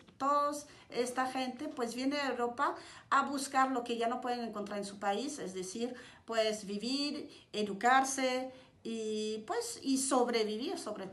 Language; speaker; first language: Spanish; non-native, fluent; French